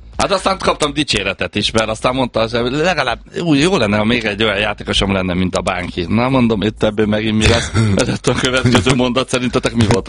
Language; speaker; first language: Hungarian; native; Hungarian